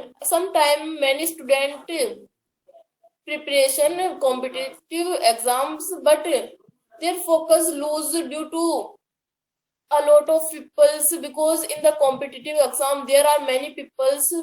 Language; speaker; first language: English; non-native, learner; Hindi